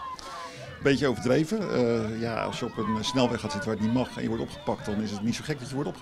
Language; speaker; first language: Dutch; native; Dutch